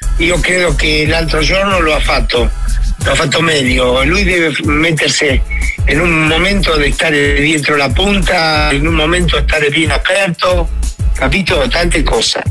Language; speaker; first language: Italian; non-native, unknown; Spanish